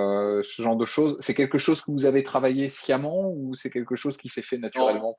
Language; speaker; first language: French; native; French